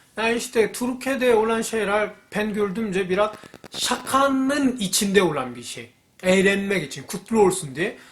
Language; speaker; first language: Turkish; non-native, fluent; Korean